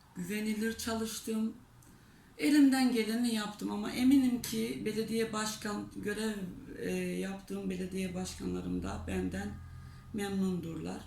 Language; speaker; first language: Turkish; native; Turkish